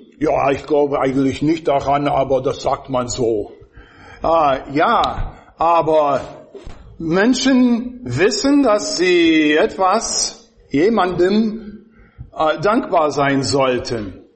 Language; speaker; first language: German; non-native, fluent; English